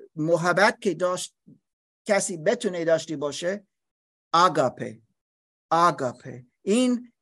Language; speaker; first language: Persian; non-native, learner; English